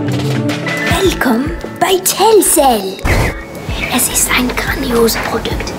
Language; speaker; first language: German; non-native, learner; Dutch